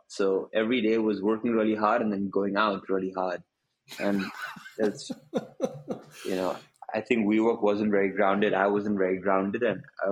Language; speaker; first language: English; non-native, local second language; Hindi